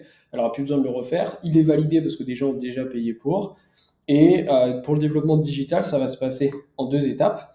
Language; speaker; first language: French; native; French